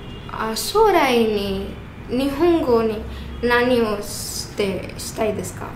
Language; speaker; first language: Japanese; non-native, learner; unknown